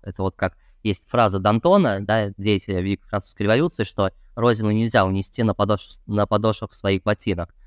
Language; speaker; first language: Russian; native; Russian